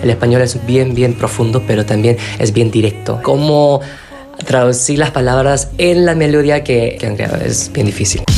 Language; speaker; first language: Spanish; non-native, fluent; Korean